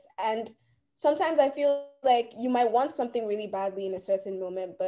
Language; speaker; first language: English; native; English